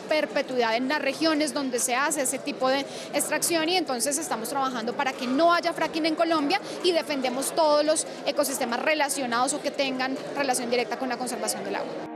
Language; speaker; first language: Spanish; native; Spanish